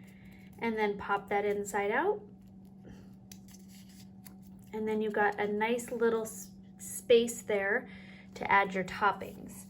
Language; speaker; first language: English; native; English